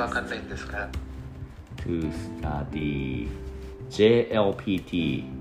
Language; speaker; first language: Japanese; non-native, learner; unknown